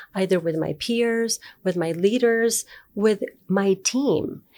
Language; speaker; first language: English; non-native, fluent; Spanish